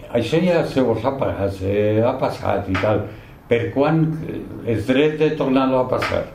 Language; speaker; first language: Catalan; non-native, local second language; Spanish